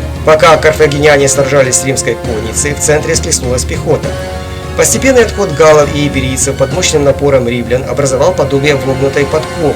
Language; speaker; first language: Russian; native; Russian